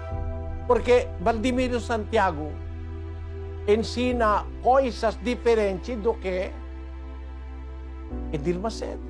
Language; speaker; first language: Portuguese; non-native, local second language; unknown